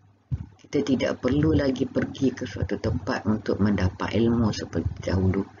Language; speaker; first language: Malay; native; Malay